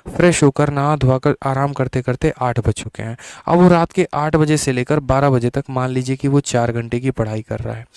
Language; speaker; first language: Hindi; native; Hindi